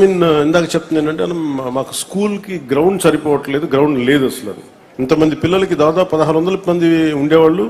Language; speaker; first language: Telugu; native; Telugu